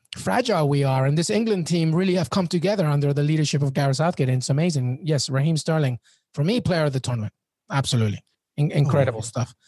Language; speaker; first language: English; native; English